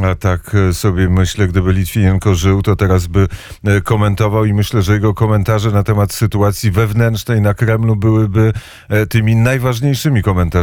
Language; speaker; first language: Polish; native; Polish